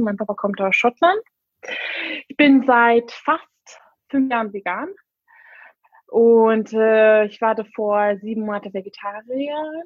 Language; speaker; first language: German; non-native, fluent; Hungarian